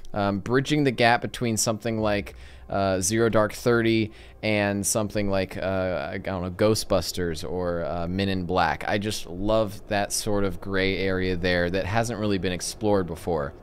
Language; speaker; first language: English; native; English